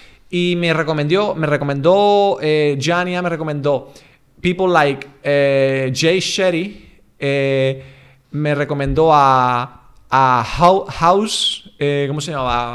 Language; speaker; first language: Spanish; native; Spanish